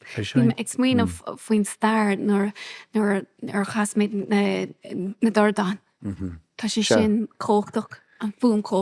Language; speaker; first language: Irish; non-native, local second language; English